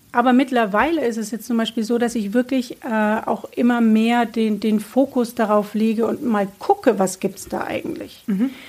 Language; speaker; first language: German; native; German